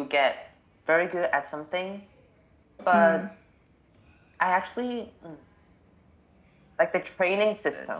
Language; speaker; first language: English; non-native, local second language; Cantonese